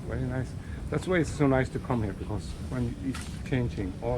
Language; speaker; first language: English; non-native, learner; Swedish